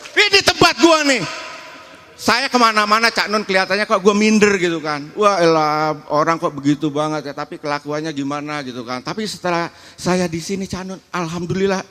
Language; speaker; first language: Indonesian; native; Indonesian